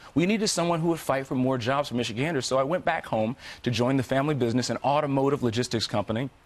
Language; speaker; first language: English; native; English